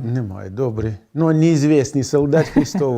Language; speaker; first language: Ukrainian; non-native, fluent; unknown